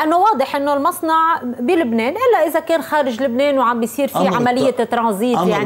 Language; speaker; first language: Arabic; native; Arabic